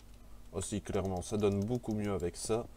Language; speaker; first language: French; native; French